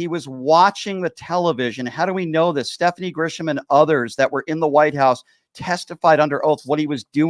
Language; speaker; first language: English; native; English